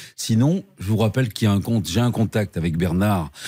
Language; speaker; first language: French; native; French